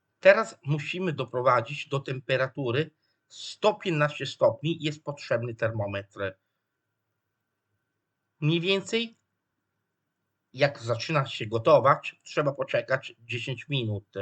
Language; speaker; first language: Polish; non-native, fluent; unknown